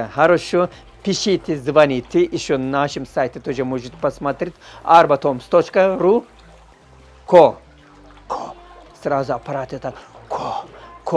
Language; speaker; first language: Russian; non-native, learner; Turkish